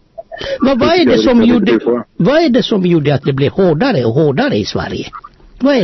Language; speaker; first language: Swedish; non-native, fluent; Amharic